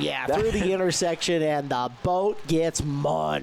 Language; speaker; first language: English; native; English